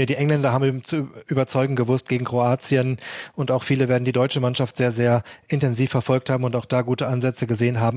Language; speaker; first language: German; native; German